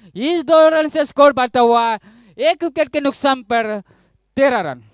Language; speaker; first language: Hindi; non-native, local second language; Marathi